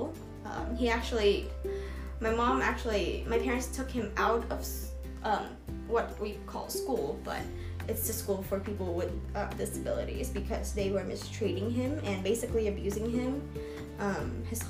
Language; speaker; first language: English; non-native, fluent; Vietnamese